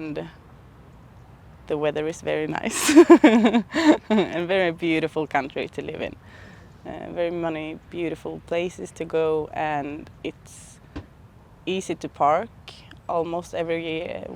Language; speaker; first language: English; non-native, fluent; Swedish